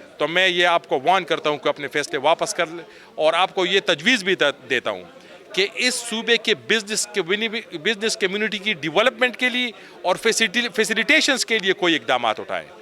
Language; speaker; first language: Urdu; non-native, local second language; Pashto